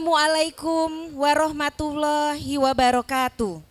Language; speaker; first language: Indonesian; native; Indonesian